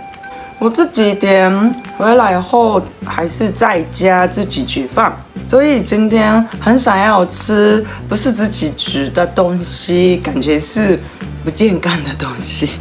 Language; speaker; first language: Chinese; non-native, learner; Japanese